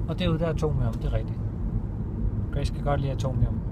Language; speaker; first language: Danish; native; Danish